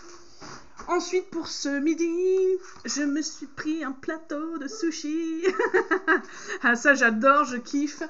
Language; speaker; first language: French; native; French